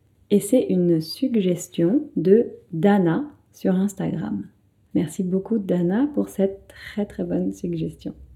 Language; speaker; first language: French; native; French